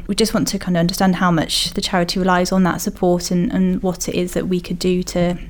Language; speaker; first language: English; native; English